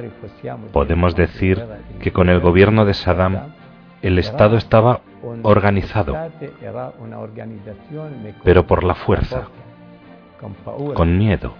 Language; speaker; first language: Spanish; non-native, fluent; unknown